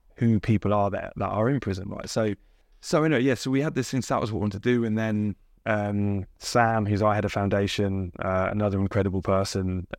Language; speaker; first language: English; native; English